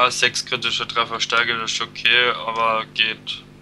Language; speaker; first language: German; native; German